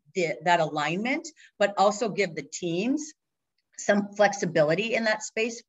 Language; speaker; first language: English; native; English